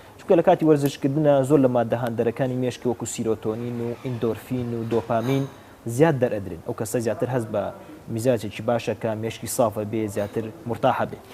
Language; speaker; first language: Central Kurdish; native; Central Kurdish